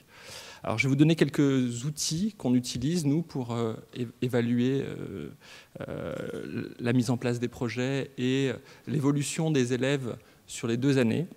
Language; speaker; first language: French; native; French